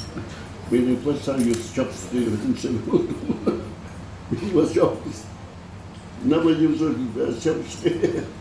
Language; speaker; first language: English; non-native, learner; Thai